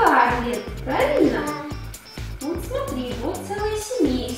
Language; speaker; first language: Russian; native; Russian